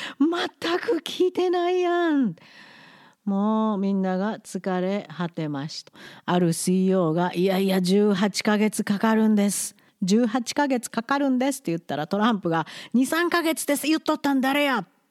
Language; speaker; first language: Japanese; native; Japanese